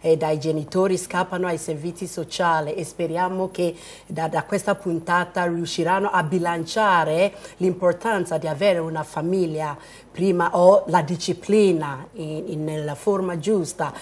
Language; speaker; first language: Italian; non-native, fluent; Akan